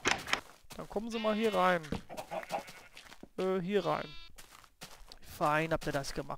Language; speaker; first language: German; native; German